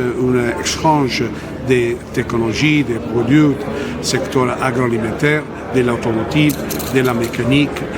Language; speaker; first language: French; non-native, fluent; Italian